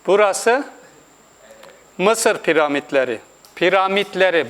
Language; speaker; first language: Turkish; non-native, fluent; Urdu